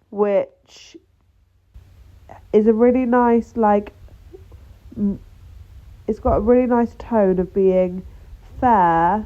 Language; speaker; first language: English; native; English